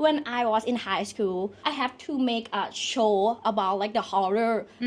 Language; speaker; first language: English; non-native, learner; Thai